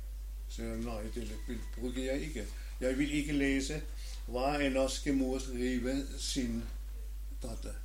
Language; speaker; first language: Danish; non-native, learner; German